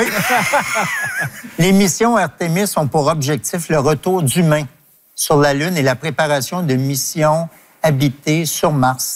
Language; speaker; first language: French; native; French